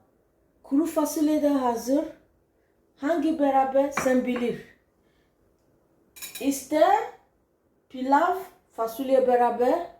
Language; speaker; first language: Turkish; non-native, learner; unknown